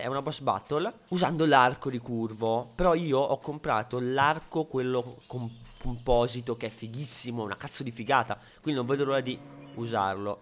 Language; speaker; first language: Italian; native; Italian